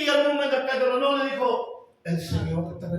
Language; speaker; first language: Spanish; native; Spanish